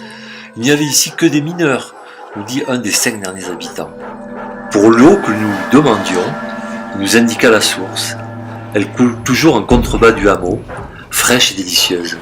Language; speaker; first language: French; native; French